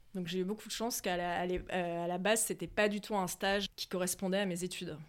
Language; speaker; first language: French; native; French